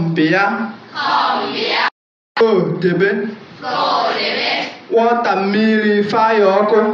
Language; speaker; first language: Igbo; non-native, learner; Chinese